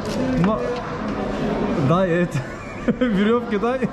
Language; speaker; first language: Russian; non-native, learner; Turkish